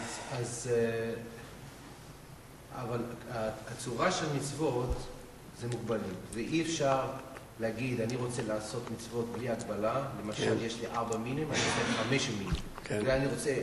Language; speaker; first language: Hebrew; non-native, local second language; English